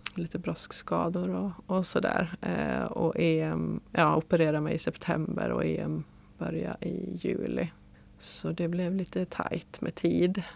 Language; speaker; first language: Swedish; native; Swedish